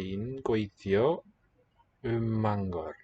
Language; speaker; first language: Welsh; non-native, learner; English